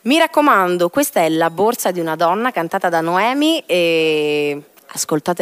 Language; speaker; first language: Italian; native; Italian